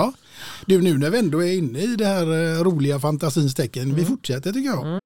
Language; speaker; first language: Swedish; native; Swedish